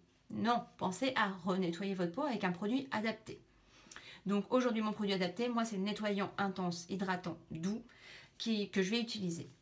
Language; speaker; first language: French; native; French